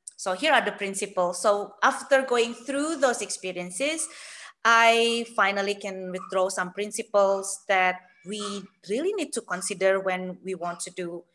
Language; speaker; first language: English; non-native, fluent; Sundanese